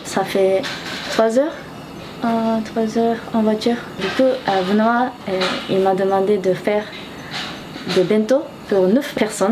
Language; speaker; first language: French; non-native, learner; Japanese